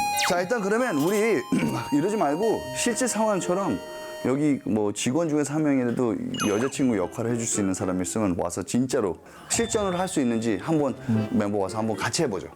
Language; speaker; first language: Korean; early bilingual, heritage; Korean